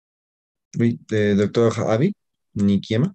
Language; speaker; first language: French; non-native, learner; Spanish